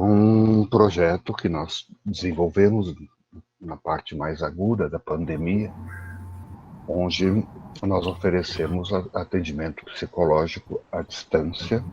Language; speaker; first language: Portuguese; native; Portuguese